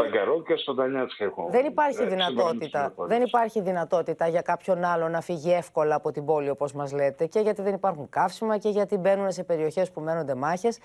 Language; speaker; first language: Greek; native; Greek